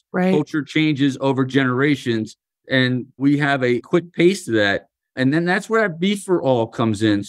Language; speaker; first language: English; native; English